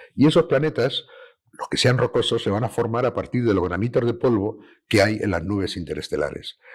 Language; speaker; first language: Spanish; native; Spanish